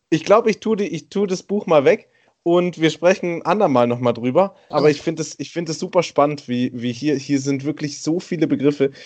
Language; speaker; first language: German; native; German